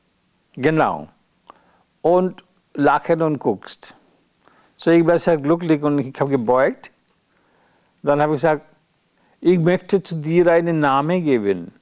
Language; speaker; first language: German; non-native, learner; Bangla